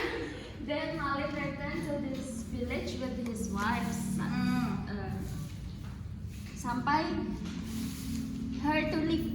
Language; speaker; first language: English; non-native, learner; Indonesian